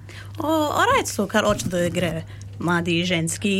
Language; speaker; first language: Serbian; early bilingual, heritage; Serbian